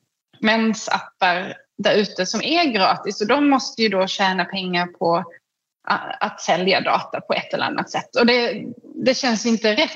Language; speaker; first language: Swedish; native; Swedish